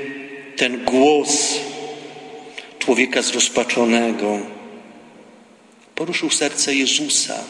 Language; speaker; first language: Polish; native; Polish